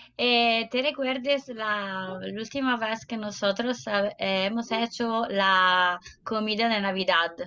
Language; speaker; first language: Spanish; non-native, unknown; Italian